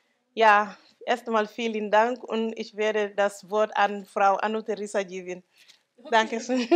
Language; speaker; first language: German; non-native, local second language; Mandingo